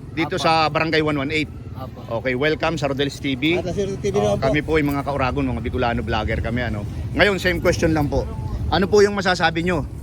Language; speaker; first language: Filipino; non-native, local second language; Bikol